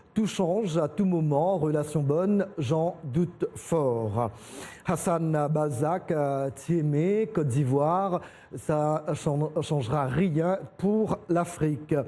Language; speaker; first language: French; native; French